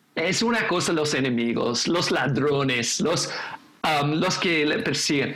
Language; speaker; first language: Spanish; non-native, fluent; English